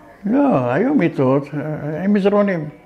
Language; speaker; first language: Hebrew; early bilingual, other home language; Arabic